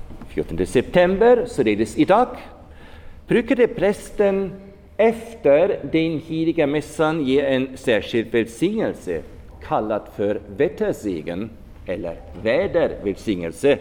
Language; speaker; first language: Swedish; non-native, fluent; German